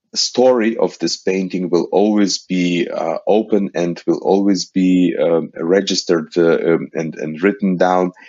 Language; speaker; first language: English; non-native, fluent; Ukrainian